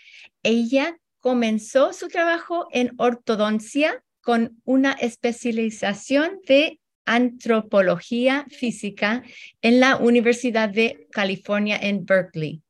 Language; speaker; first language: Spanish; early bilingual, heritage; Spanish